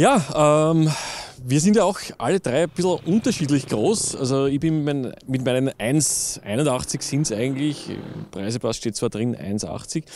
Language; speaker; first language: German; native; German